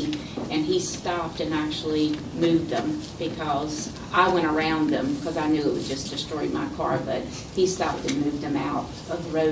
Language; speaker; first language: English; native; English